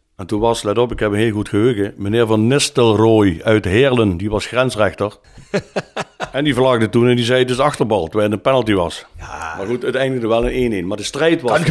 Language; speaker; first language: Dutch; native; Dutch